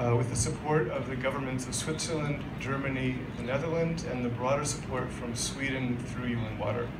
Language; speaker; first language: English; native; English